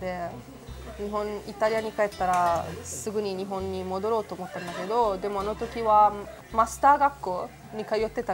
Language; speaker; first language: Japanese; non-native, fluent; Italian